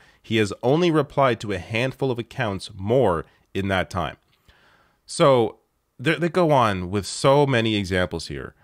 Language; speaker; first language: English; native; English